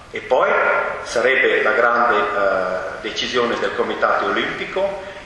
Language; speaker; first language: Italian; non-native, fluent; Romansh